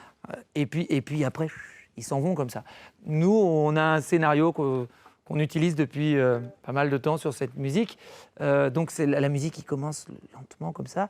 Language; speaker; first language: French; native; French